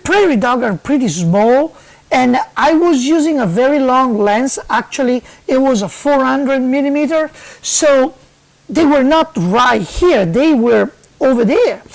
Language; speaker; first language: English; non-native, fluent; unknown